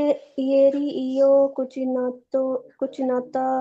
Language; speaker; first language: Italian; non-native, learner; Urdu